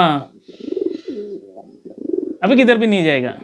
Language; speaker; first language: Hindi; non-native, local second language; Malayalam